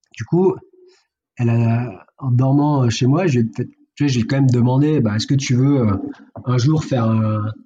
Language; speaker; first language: French; native; French